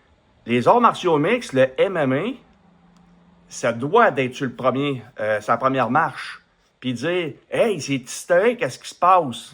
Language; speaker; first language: French; native; French